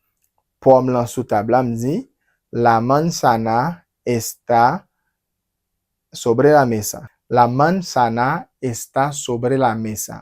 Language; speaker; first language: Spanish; non-native, fluent; Haitian Creole